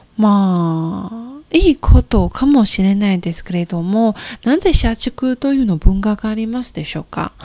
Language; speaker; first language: Japanese; non-native, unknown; Chinese